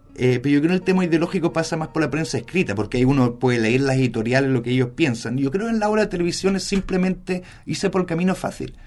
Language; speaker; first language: Spanish; early bilingual, other home language; German